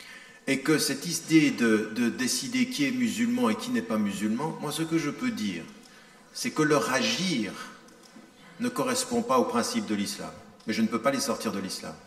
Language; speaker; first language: French; native; French